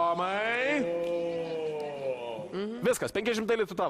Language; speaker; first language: Lithuanian; native; Lithuanian